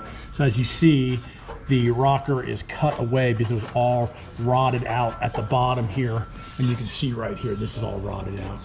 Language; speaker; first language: English; native; English